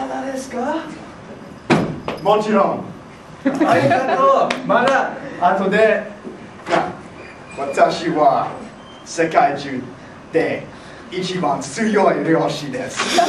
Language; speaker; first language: Japanese; non-native, learner; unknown